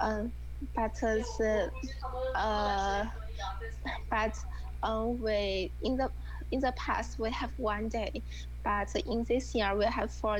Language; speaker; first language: English; non-native, learner; Chinese